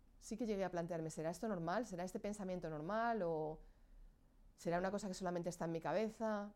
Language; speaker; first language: Spanish; non-native, fluent; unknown